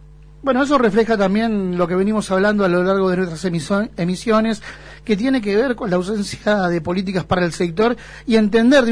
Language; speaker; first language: Spanish; native; Spanish